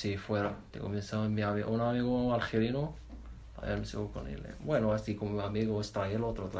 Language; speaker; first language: Spanish; non-native, learner; Arabic